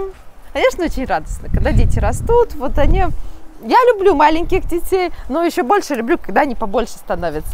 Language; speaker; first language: Russian; native; Russian